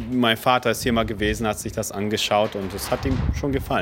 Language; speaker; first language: German; early bilingual, other home language; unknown